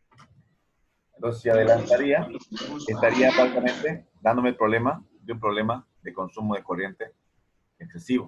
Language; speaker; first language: Spanish; native; Spanish